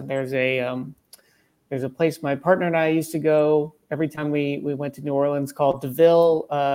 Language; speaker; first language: English; native; English